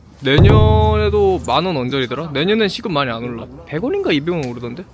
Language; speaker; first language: Korean; native; Korean